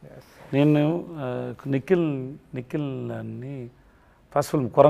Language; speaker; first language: Telugu; non-native, learner; Tamil